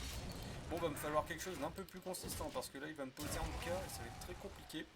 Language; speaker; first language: French; native; French